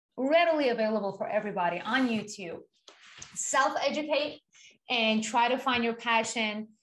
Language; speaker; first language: English; non-native, fluent; Persian